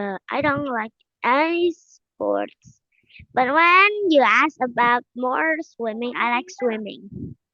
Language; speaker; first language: English; non-native, learner; Vietnamese